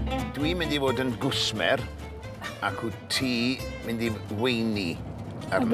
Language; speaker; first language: Welsh; native; Welsh